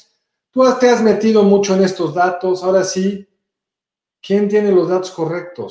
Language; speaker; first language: Spanish; native; Spanish